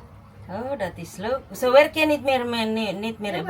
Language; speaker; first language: Dutch; non-native, learner; Indonesian